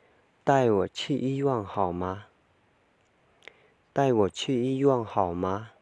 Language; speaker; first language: Chinese; non-native, learner; Hmong